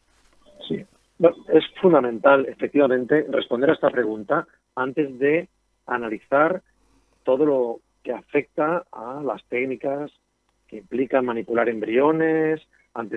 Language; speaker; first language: Spanish; native; Spanish